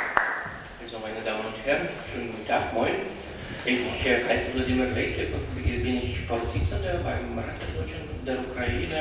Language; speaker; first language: German; non-native, fluent; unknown